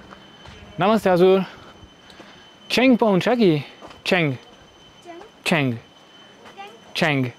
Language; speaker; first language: Nepali; non-native, learner; French